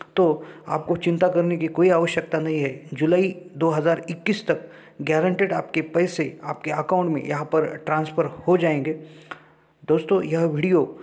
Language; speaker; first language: Hindi; non-native, local second language; Marathi